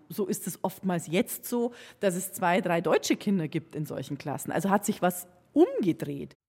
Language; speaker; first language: German; native; German